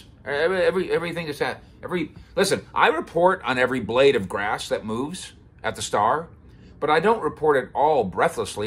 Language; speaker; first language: English; native; English